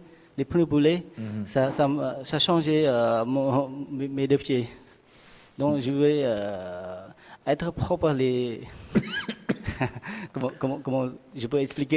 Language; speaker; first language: French; non-native, learner; Khmer